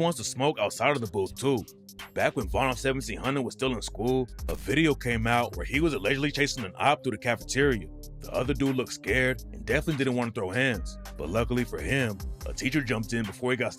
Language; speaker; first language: English; native; English